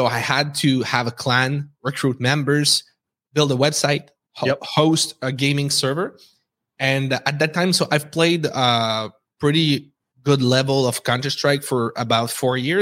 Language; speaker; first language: English; non-native, fluent; French